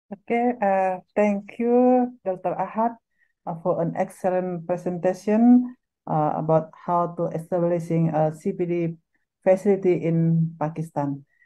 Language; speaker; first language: English; non-native, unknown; Indonesian